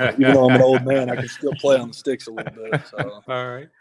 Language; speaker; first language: English; native; English